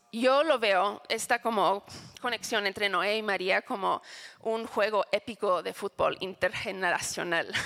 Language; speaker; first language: Spanish; non-native, fluent; English